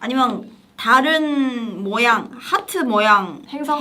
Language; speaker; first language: Korean; non-native, fluent; Chinese